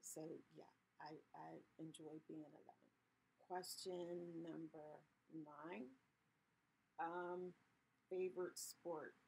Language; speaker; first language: English; native; English